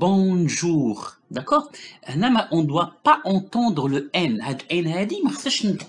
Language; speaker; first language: French; non-native, local second language; Arabic